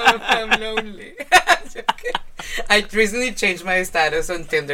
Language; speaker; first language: English; non-native, fluent; Spanish